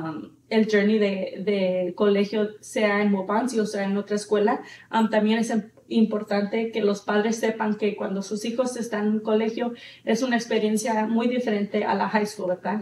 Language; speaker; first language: Spanish; early bilingual, heritage; Spanish